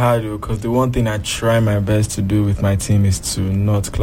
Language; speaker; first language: English; non-native, local second language; Yoruba